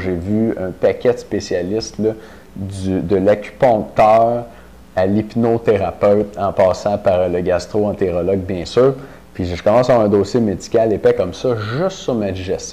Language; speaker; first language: French; native; French